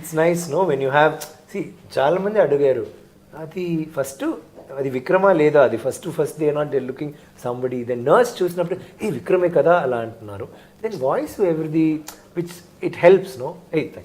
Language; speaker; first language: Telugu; non-native, learner; Tamil